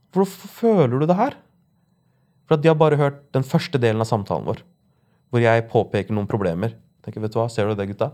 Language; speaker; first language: Norwegian; native; Norwegian